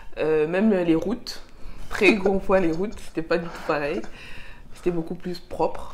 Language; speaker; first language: French; native; French